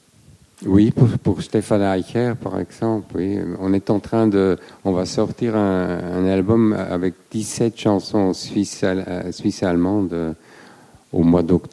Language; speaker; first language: French; non-native, fluent; German